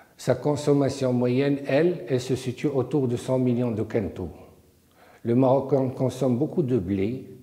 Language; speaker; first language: French; non-native, local second language; Arabic